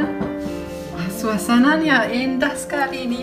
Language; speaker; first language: Indonesian; non-native, fluent; German